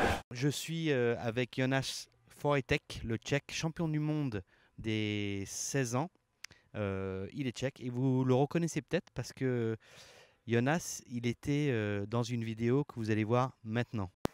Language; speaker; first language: French; native; French